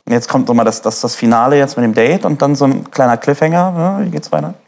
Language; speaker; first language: German; native; German